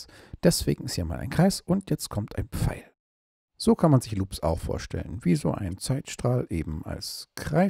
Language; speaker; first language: German; native; German